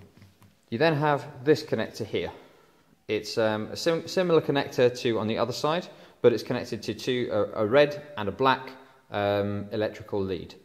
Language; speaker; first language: English; native; English